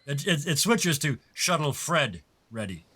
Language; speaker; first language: English; native; English